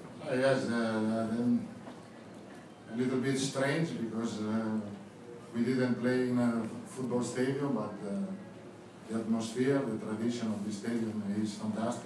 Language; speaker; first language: English; non-native, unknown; Italian